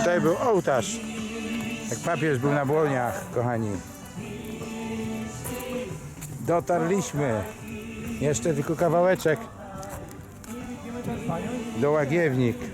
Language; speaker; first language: Polish; native; Polish